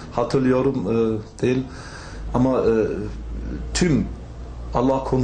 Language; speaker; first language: Turkish; non-native, learner; German